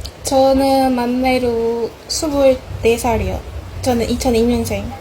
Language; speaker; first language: Korean; non-native, learner; Indonesian